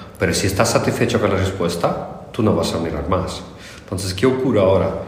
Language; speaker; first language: Spanish; non-native, fluent; Russian